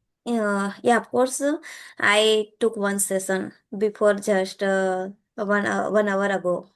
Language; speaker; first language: English; non-native, learner; Gujarati